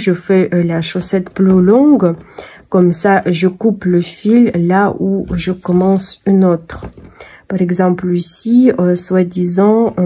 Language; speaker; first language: French; non-native, fluent; Russian